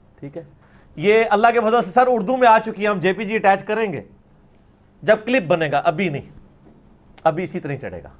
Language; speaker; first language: Urdu; non-native, local second language; Punjabi